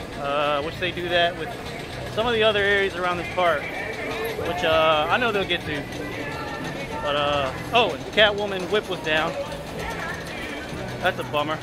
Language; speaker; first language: English; native; English